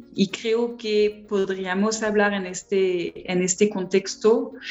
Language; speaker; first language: Spanish; non-native, fluent; French